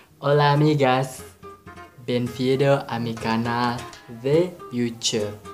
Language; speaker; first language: Spanish; non-native, learner; Indonesian